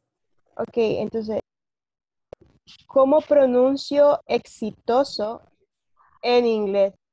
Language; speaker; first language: Spanish; non-native, learner; English